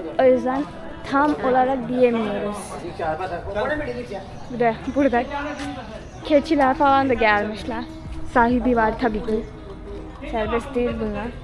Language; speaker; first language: Turkish; non-native, fluent; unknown